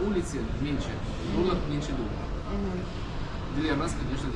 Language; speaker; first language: Russian; non-native, fluent; Arabic